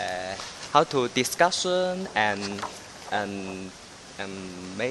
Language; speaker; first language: English; non-native, learner; Chinese